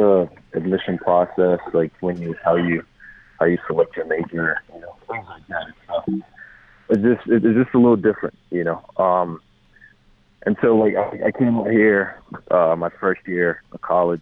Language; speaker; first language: English; non-native, local second language; Yoruba